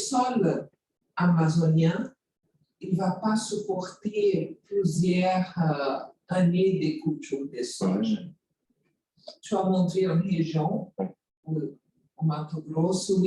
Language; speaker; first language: French; non-native, fluent; Portuguese